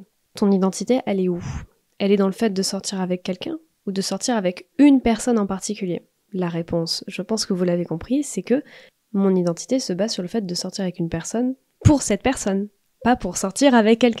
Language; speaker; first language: French; native; French